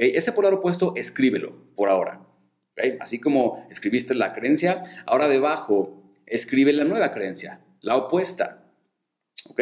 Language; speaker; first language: Spanish; native; Spanish